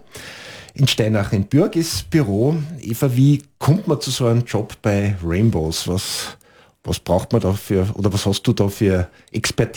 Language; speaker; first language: German; native; German